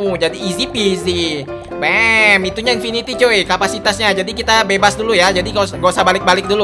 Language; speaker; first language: Indonesian; native; Indonesian